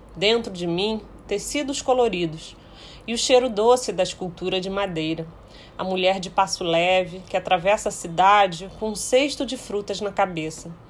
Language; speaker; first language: Portuguese; early bilingual, heritage; Portuguese